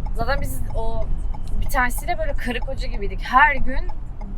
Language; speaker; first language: Turkish; native; Turkish